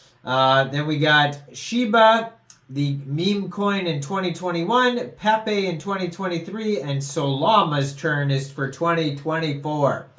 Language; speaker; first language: English; native; English